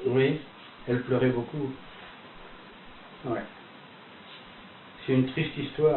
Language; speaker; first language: French; native; French